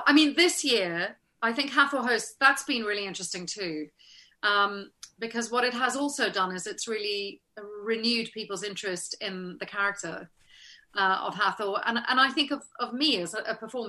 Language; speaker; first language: English; native; English